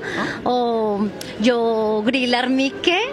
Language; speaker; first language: Swedish; non-native, learner; Spanish